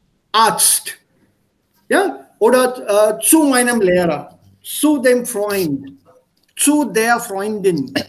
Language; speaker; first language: German; non-native, fluent; Hindi